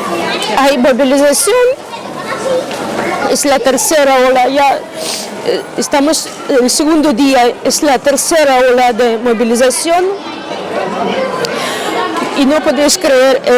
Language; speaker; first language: Spanish; non-native, fluent; Ukrainian